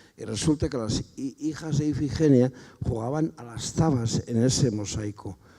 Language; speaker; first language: Spanish; non-native, local second language; Basque